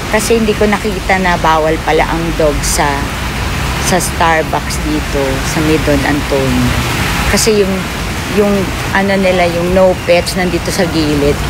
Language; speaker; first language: Filipino; native; Filipino